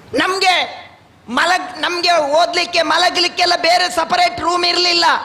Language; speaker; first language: Kannada; non-native, local second language; Tulu